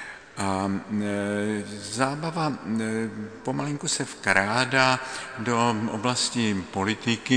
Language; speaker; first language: Czech; native; Czech